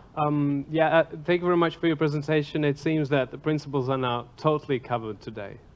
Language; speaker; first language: English; non-native, fluent; Latvian